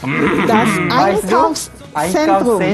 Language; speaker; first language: German; non-native, fluent; Malay